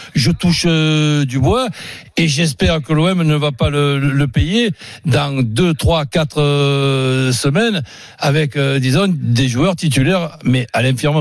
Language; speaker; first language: French; native; French